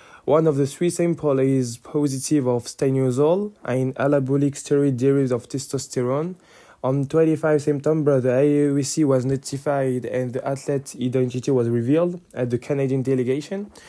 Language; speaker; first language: English; non-native, learner; French